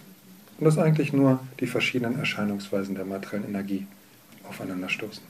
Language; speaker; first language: German; native; German